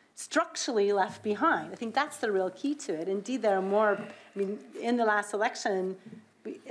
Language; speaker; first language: English; native; English